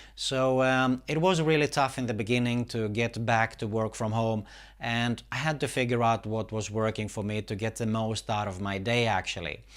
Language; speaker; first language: English; non-native, fluent; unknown